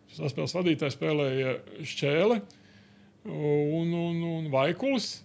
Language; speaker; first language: Latvian; native; Latvian